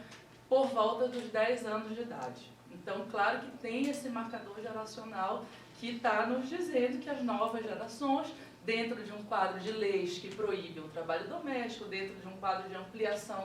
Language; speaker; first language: Portuguese; native; Portuguese